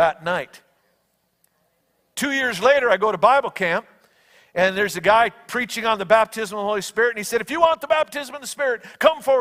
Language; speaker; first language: English; native; English